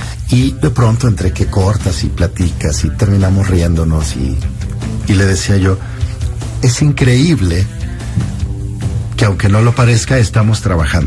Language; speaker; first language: Spanish; native; Spanish